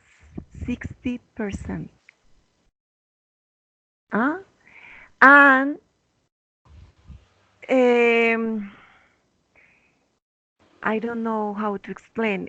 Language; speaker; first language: English; non-native, learner; Spanish